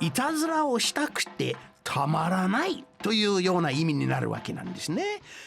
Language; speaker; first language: Japanese; non-native, fluent; English